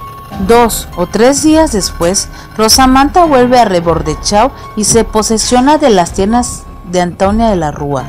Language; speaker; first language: Spanish; native; Spanish